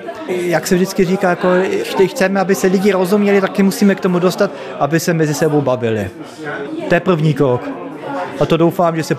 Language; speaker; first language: Czech; early bilingual, heritage; Czech